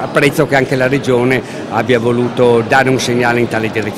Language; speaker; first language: Italian; native; Italian